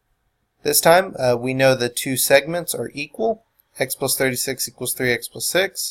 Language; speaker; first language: English; native; English